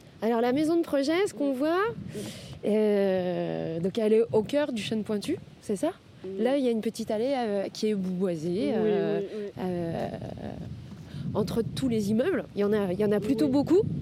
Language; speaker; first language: French; native; French